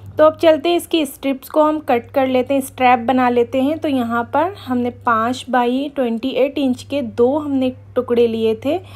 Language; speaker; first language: Hindi; native; Hindi